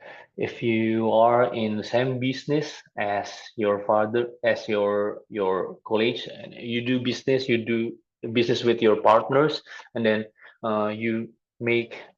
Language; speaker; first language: English; non-native, fluent; Indonesian